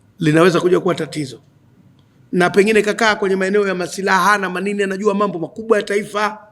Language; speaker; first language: Swahili; native; Swahili